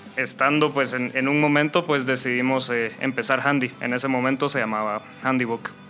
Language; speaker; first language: Spanish; native; Spanish